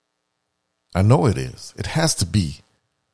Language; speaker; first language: English; native; English